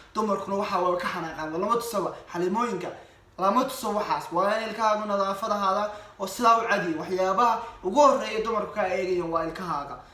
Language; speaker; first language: Somali; early bilingual, heritage; Somali